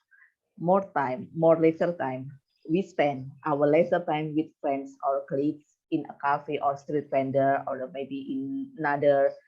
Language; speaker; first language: English; non-native, fluent; Indonesian